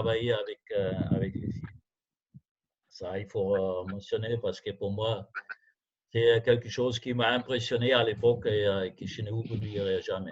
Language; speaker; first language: French; non-native, fluent; German